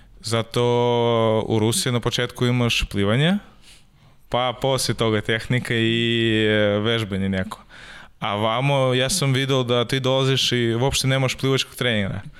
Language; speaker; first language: Serbian; non-native, learner; Russian